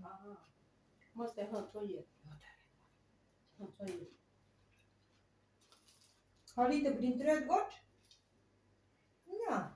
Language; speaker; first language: Swedish; non-native, learner; Thai